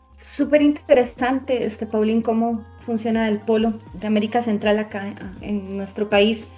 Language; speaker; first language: Spanish; native; Spanish